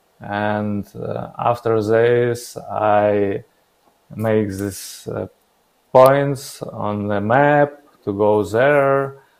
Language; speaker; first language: English; non-native, learner; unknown